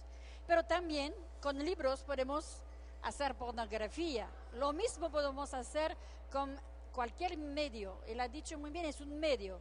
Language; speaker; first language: Spanish; non-native, fluent; French